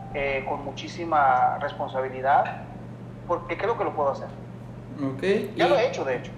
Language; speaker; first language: Spanish; native; Spanish